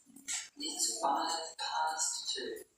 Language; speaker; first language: English; non-native, learner; Indonesian